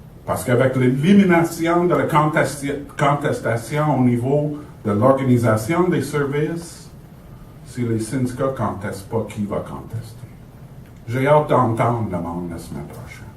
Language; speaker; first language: French; native; French